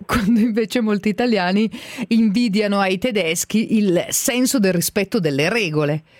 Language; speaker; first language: Italian; native; Italian